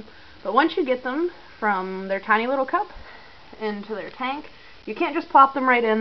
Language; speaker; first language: English; native; English